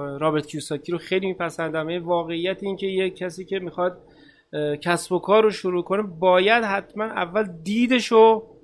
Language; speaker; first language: Persian; native; Persian